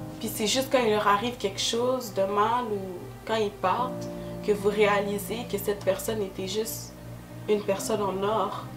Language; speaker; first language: French; early bilingual, other home language; Lingala